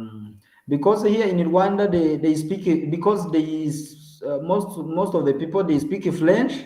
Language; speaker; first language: English; non-native, learner; Kinyarwanda